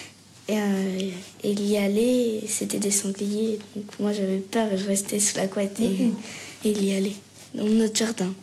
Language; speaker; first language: French; native; French